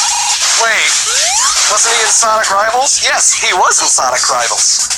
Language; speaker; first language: English; native; English